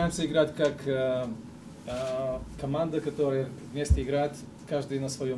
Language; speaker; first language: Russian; non-native, learner; Ukrainian